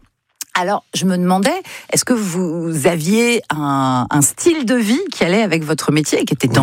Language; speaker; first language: French; native; French